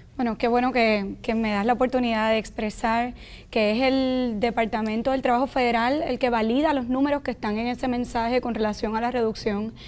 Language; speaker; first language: Spanish; native; Spanish